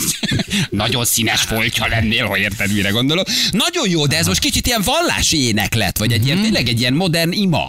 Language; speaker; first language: Hungarian; native; Hungarian